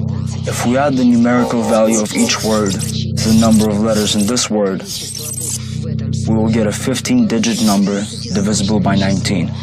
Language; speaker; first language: English; non-native, fluent; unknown